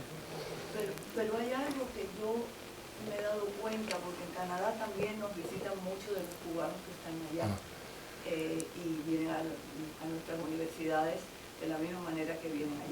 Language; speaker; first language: Spanish; native; Spanish